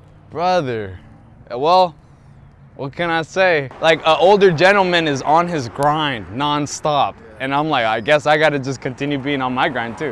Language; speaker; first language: English; early bilingual, other home language; Spanish